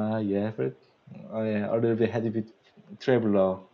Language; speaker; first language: English; non-native, learner; Korean